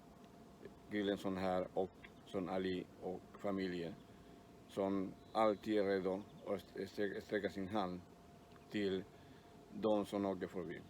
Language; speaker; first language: Swedish; non-native, fluent; Spanish